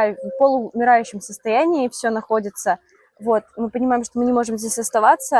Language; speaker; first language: Russian; native; Russian